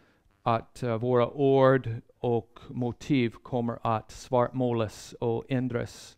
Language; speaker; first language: Swedish; non-native, fluent; English